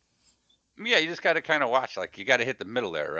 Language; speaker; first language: English; native; English